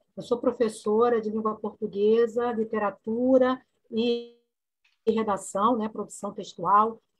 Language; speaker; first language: Portuguese; native; Portuguese